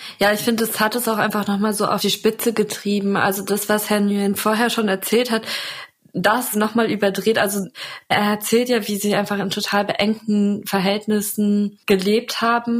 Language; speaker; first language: German; native; German